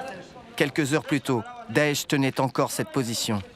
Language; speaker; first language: French; native; French